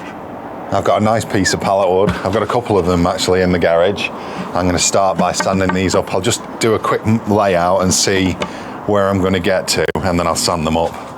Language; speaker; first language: English; native; English